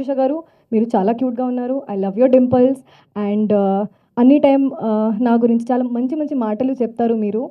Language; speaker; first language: Telugu; non-native, fluent; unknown